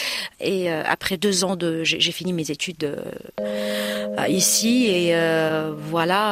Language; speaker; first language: French; non-native, local second language; Arabic